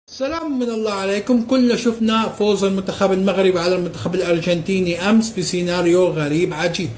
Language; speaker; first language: Arabic; native; Arabic